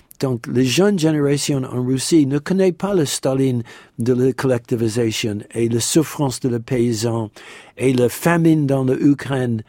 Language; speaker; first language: French; non-native, fluent; English